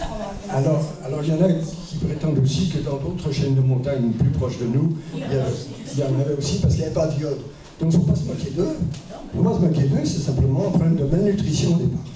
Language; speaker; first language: French; native; French